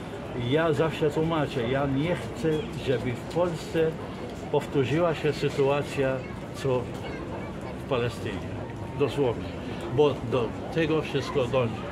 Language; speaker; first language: Polish; non-native, fluent; Arabic